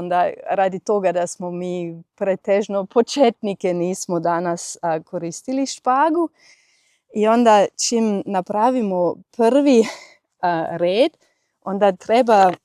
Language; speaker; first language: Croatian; non-native, fluent; German